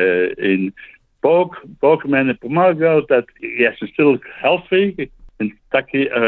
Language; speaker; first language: Slovenian; early bilingual, heritage; Slovenian